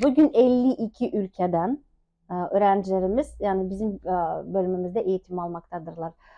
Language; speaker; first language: Turkish; non-native, fluent; Tatar